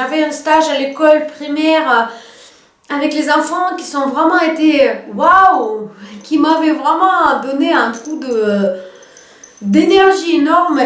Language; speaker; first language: French; non-native, fluent; Russian